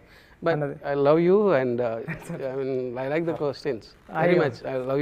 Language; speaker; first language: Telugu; non-native, learner; Tamil